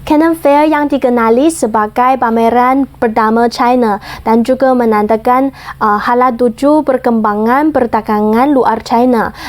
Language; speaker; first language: Malay; non-native, fluent; Chinese